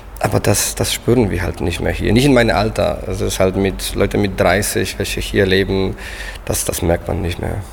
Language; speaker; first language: German; non-native, fluent; Polish